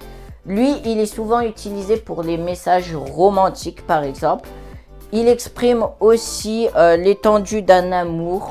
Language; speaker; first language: French; native; French